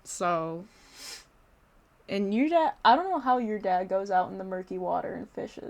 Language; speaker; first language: English; native; English